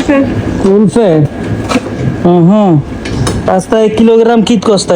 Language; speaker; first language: Romanian; non-native, learner; Bangla